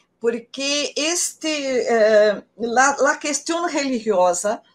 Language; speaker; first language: Spanish; non-native, fluent; Portuguese